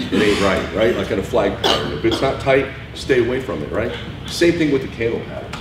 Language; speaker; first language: English; native; English